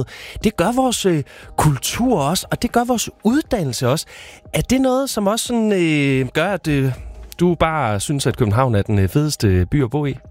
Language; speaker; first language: Danish; native; Danish